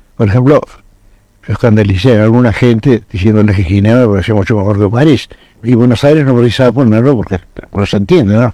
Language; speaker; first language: Spanish; native; Spanish